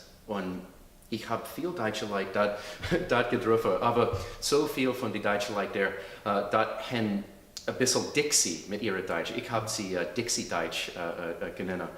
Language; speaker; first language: German; early bilingual, heritage; English